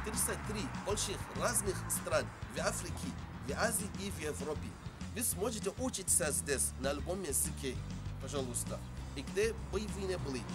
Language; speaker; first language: Russian; non-native, learner; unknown